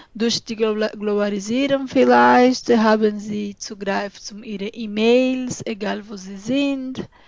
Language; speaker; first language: German; non-native, fluent; Portuguese